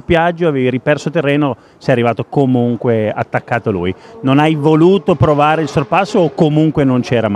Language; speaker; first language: Italian; native; Italian